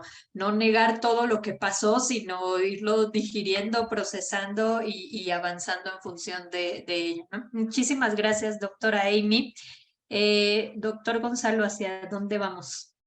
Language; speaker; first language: Spanish; native; Spanish